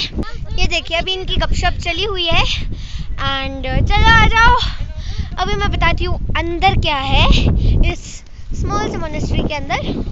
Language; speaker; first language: Hindi; non-native, local second language; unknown